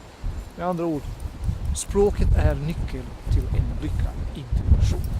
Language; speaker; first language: Swedish; non-native, fluent; Bosnian